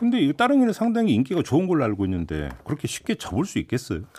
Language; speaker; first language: Korean; native; Korean